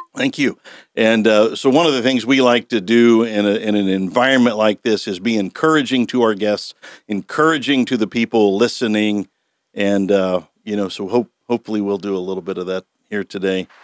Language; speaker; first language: English; native; English